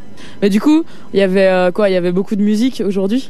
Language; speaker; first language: French; native; French